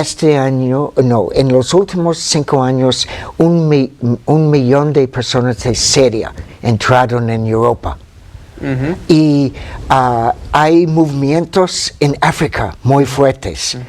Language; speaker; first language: Spanish; non-native, fluent; English